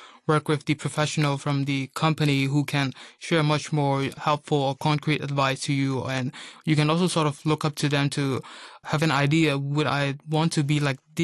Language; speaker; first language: English; non-native, local second language; Urdu